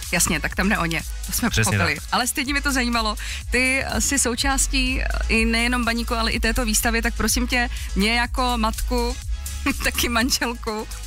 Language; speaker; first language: Czech; native; Czech